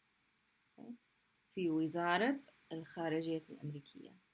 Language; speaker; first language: Arabic; non-native, fluent; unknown